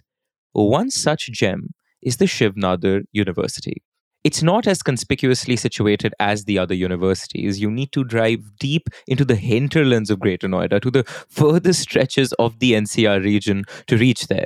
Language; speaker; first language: English; non-native, local second language; Hindi